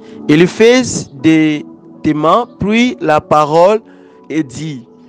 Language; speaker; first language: French; non-native, local second language; Lingala